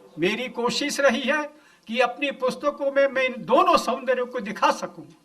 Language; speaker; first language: Hindi; non-native, local second language; Gujarati